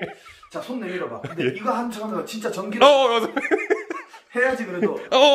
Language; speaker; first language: Korean; native; Korean